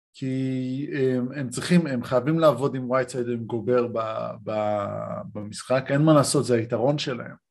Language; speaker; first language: Hebrew; native; Hebrew